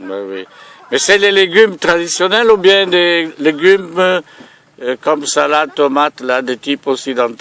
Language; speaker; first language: French; non-native, fluent; Italian